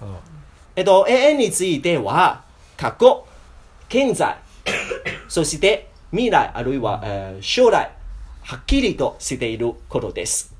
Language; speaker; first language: Japanese; non-native, learner; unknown